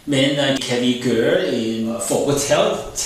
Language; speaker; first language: Danish; non-native, learner; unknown